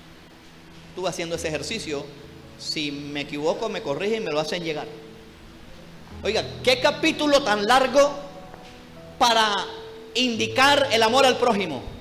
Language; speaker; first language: Spanish; native; Spanish